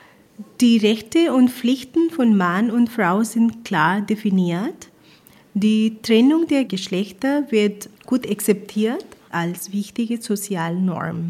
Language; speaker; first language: German; non-native, fluent; Punjabi